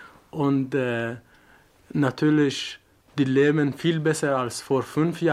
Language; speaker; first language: German; non-native, learner; Persian